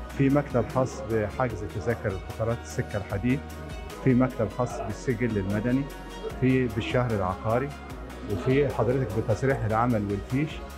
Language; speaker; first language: Egyptian Arabic; native; Egyptian Arabic